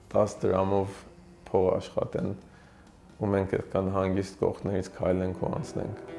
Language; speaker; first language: Armenian; early bilingual, heritage; Armenian